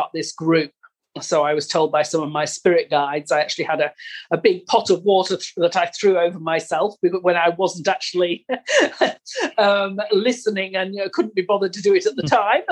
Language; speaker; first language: English; native; English